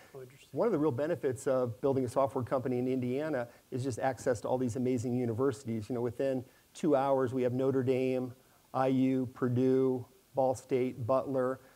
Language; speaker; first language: English; native; English